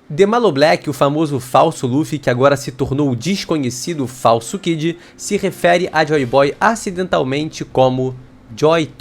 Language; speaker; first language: Portuguese; native; Portuguese